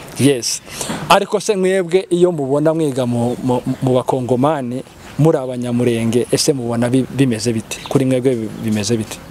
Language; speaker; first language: Kinyarwanda; native; Kinyarwanda